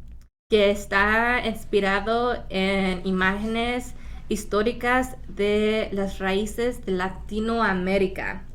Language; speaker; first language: Spanish; early bilingual, heritage; Spanish